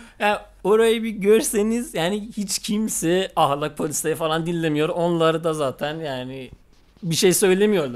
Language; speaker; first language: Turkish; non-native, fluent; Persian